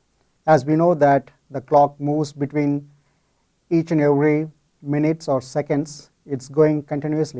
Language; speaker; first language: English; non-native, fluent; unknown